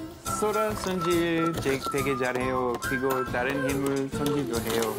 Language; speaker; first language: Korean; non-native, learner; English